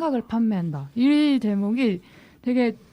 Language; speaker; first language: Korean; native; Korean